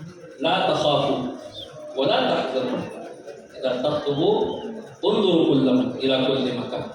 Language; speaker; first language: Arabic; non-native, fluent; Urdu